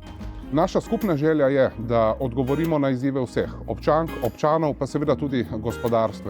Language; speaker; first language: Slovenian; native; Slovenian